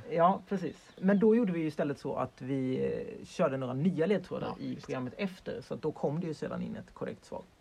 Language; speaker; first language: Swedish; native; Swedish